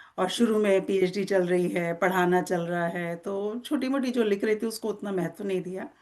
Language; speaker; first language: Hindi; native; Hindi